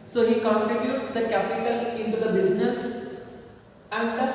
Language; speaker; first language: English; non-native, local second language; Kannada